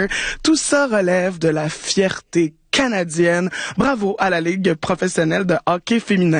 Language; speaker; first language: French; native; French